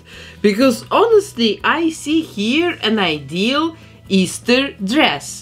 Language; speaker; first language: English; non-native, fluent; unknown